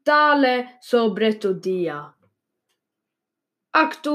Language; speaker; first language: Spanish; non-native, learner; Swedish